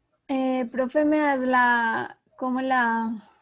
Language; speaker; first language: Spanish; native; Spanish